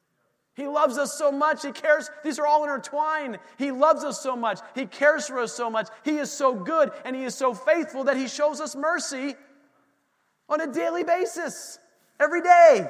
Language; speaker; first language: English; native; English